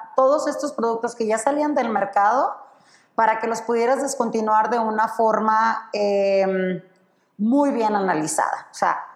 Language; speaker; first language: Spanish; native; Spanish